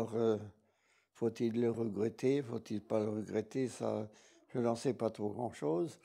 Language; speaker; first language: French; non-native, local second language; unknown